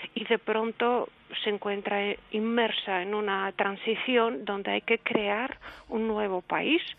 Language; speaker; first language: Spanish; early bilingual, other home language; Russian